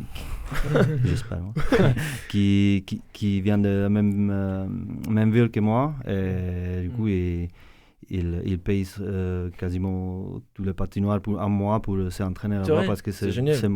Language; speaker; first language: French; non-native, fluent; Czech